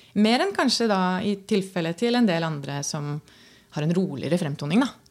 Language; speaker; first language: Norwegian; native; Norwegian